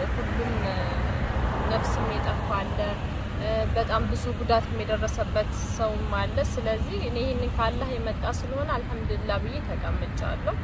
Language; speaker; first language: Amharic; native; Amharic